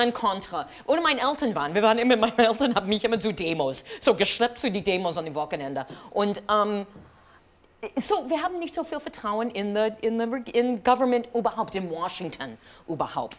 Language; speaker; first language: German; non-native, fluent; English